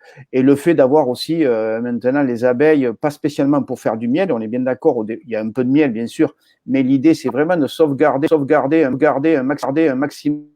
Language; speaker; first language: French; native; French